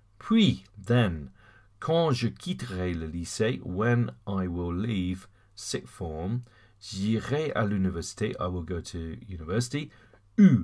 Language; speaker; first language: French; non-native, fluent; English